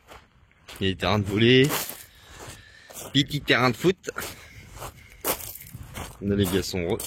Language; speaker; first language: French; native; French